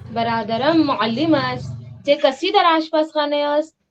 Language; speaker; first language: Persian; non-native, learner; Urdu